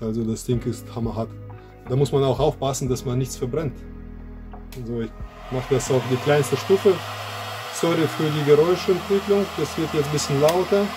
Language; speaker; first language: German; non-native, fluent; Russian